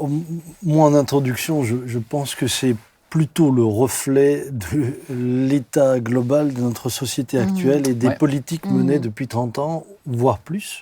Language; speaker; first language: French; native; French